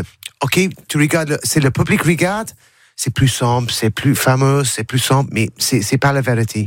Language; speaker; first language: French; non-native, learner; English